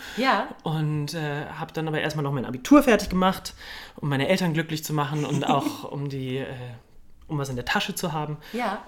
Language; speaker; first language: German; native; German